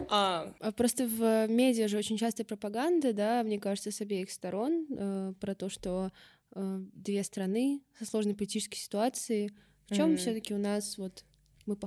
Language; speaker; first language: Russian; native; Russian